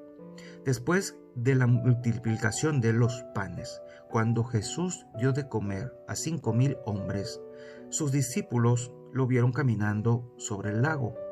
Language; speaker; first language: Spanish; native; Spanish